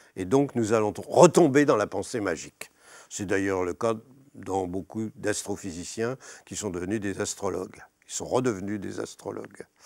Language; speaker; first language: French; native; French